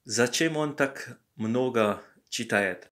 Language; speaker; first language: Russian; non-native, learner; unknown